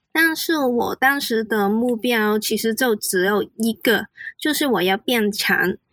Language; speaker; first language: Chinese; non-native, local second language; Cantonese